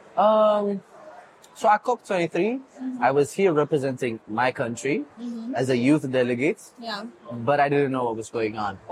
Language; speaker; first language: English; non-native, fluent; Amharic